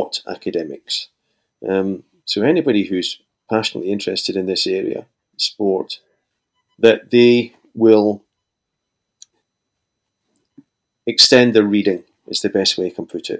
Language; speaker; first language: English; native; English